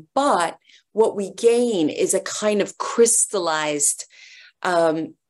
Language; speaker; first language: English; early bilingual, other home language; Persian